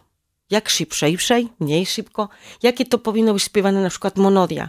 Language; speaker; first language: Polish; non-native, learner; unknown